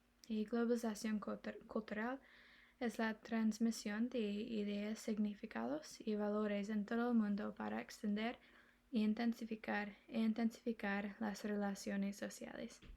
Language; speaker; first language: Spanish; non-native, learner; English